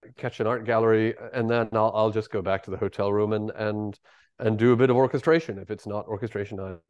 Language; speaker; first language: English; native; English